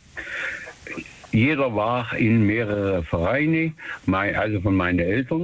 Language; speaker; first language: German; native; German